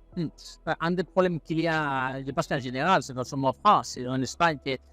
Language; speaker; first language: French; non-native, fluent; Spanish